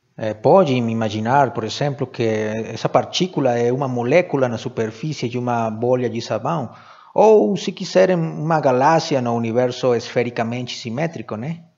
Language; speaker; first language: Portuguese; non-native, fluent; Spanish